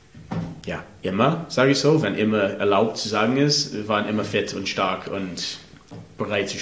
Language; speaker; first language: German; non-native, learner; English